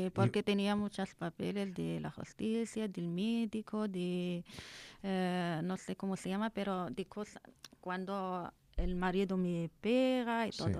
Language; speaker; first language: Spanish; non-native, learner; Arabic